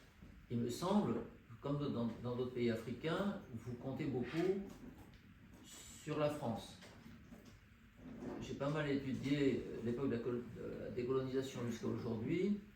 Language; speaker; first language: French; native; French